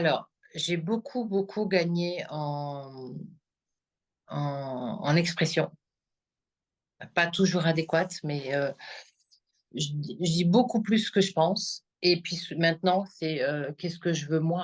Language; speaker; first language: French; native; French